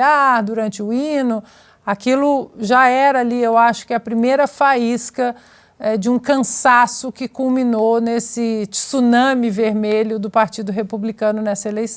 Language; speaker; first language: Portuguese; native; Portuguese